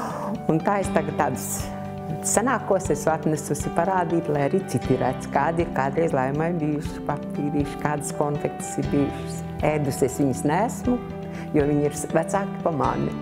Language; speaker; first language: Latvian; native; Latvian